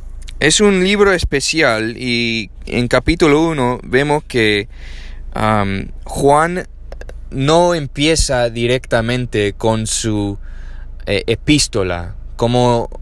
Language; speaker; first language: Spanish; non-native, learner; English